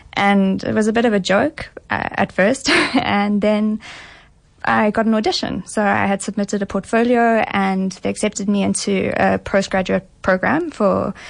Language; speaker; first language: English; native; English